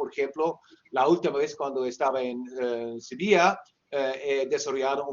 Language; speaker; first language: Spanish; non-native, learner; Dutch